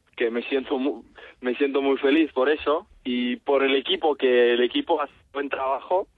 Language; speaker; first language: Spanish; non-native, learner; Russian